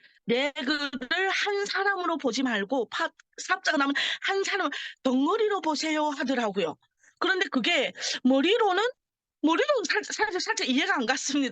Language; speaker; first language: Korean; early bilingual, heritage; Korean